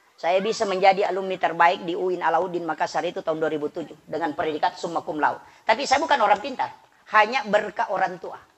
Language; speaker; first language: Indonesian; non-native, local second language; Buginese